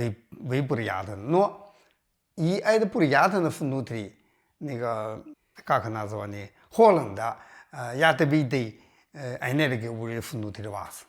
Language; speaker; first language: Russian; non-native, learner; Chinese